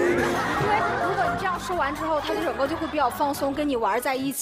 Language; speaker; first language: Chinese; native; Chinese